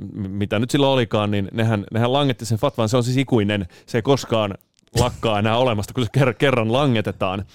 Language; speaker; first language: Finnish; early bilingual, other home language; Italian